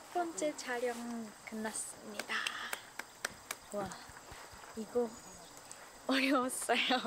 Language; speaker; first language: Korean; non-native, fluent; Japanese